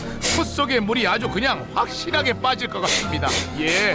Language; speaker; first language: Korean; native; Korean